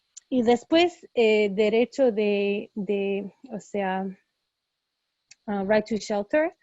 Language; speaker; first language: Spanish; early bilingual, heritage; Spanish